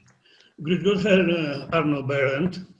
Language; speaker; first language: German; non-native, learner; Romanian